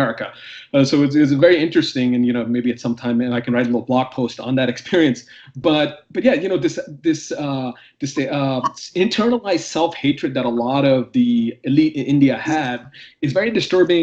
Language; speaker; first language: English; non-native, local second language; Hindi